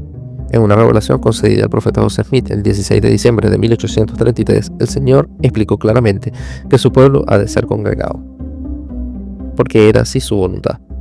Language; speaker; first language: Spanish; native; Spanish